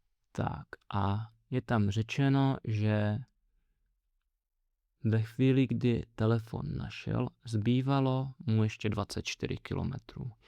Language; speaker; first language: Czech; native; Czech